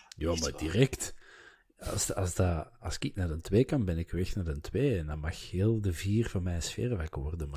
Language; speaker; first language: Dutch; native; Dutch